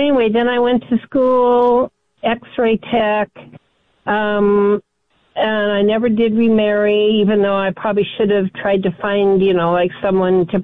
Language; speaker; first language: English; native; English